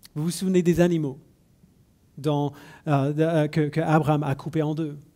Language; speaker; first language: French; non-native, fluent; English